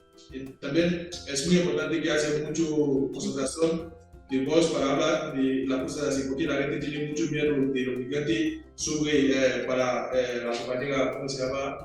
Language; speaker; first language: Spanish; non-native, learner; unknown